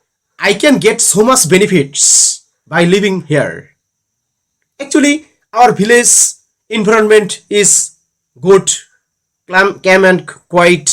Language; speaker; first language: English; non-native, learner; Bangla